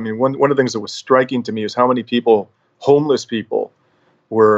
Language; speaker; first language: English; native; English